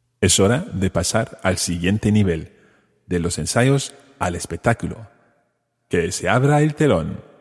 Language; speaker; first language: Spanish; non-native, fluent; English